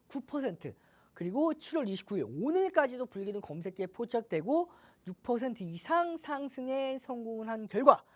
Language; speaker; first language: Korean; native; Korean